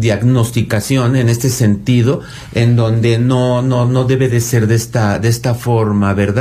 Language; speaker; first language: Spanish; native; Spanish